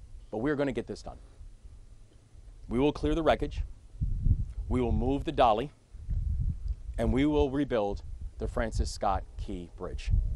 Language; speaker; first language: English; native; English